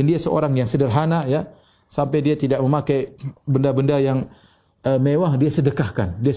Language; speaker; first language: Indonesian; native; Indonesian